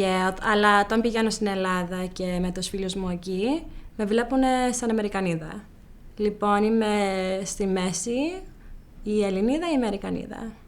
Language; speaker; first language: Greek; early bilingual, heritage; Greek